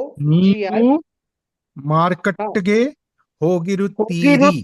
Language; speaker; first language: Kannada; non-native, learner; English